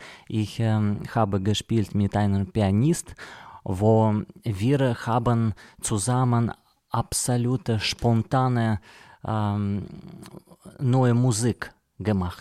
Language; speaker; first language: German; non-native, learner; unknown